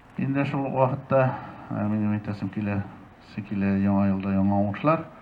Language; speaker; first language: Tatar; native; Tatar